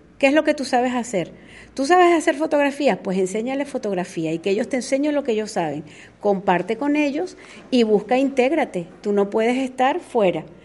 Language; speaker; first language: Spanish; native; Spanish